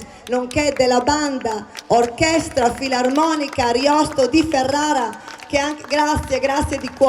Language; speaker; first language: Italian; native; Italian